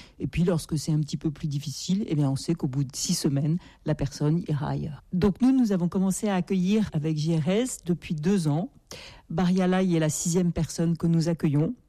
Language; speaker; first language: French; native; French